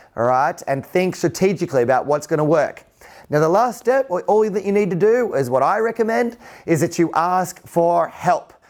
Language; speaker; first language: English; native; English